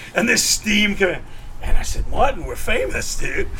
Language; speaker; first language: English; native; English